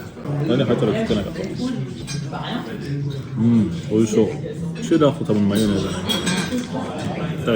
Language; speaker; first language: Japanese; non-native, fluent; French